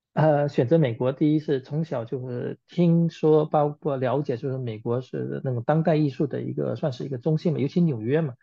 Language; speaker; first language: Chinese; native; Chinese